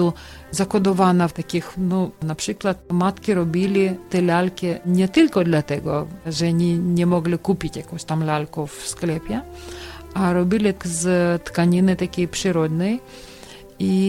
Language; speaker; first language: Polish; non-native, learner; Ukrainian